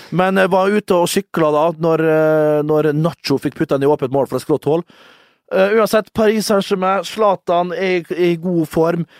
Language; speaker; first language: Norwegian; native; Norwegian